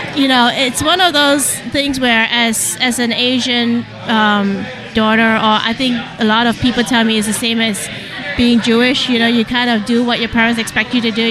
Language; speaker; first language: English; non-native, local second language; Cantonese